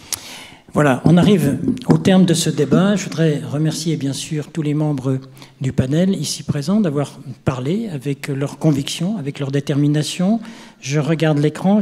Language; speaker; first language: French; native; French